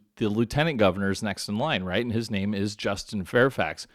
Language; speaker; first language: English; native; English